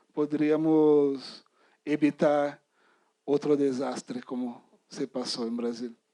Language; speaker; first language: Spanish; non-native, fluent; Portuguese